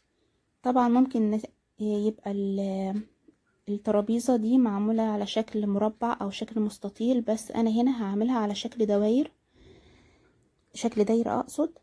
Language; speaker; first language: Arabic; native; Arabic